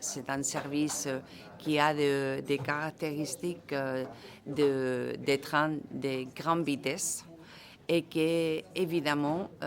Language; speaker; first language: French; non-native, fluent; Spanish